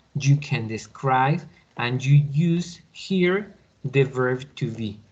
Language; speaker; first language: English; non-native, learner; Spanish